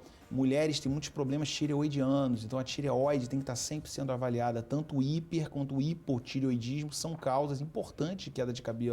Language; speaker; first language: Portuguese; native; Portuguese